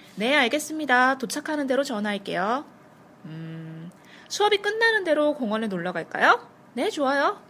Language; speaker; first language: Korean; native; Korean